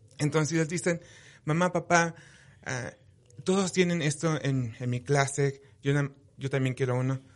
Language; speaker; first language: Spanish; early bilingual, heritage; Spanish